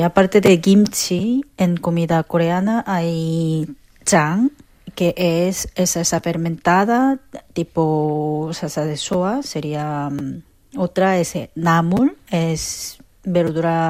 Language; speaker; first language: Spanish; non-native, fluent; Korean